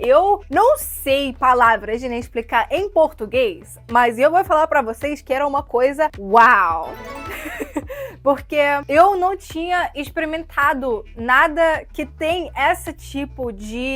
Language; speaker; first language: Portuguese; non-native, fluent; Russian